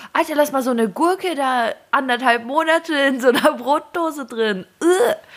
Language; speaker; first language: German; early bilingual, other home language; Russian